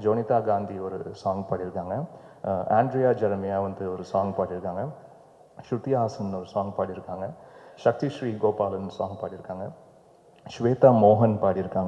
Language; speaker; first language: Tamil; native; Tamil